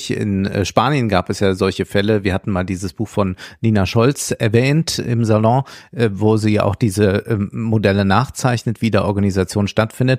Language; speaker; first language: German; native; German